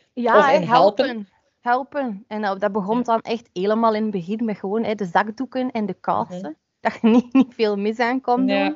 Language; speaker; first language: Dutch; native; Dutch